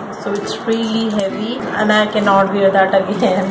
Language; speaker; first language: English; non-native, local second language; Hindi